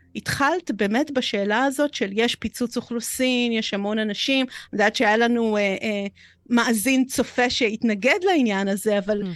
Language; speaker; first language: Hebrew; early bilingual, other home language; Romanian